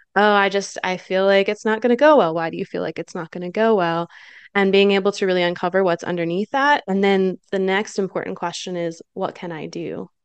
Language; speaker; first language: English; native; English